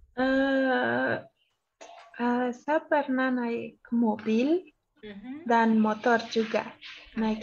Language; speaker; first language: Indonesian; non-native, learner; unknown